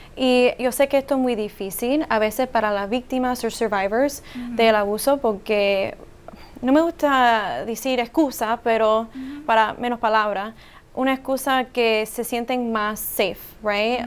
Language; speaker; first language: Spanish; early bilingual, heritage; Spanish